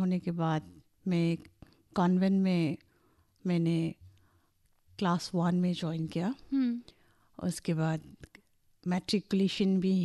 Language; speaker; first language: Hindi; non-native, local second language; Bangla